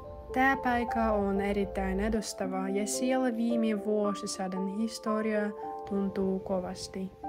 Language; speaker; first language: Finnish; non-native, learner; Russian